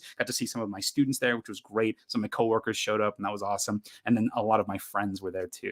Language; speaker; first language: English; native; English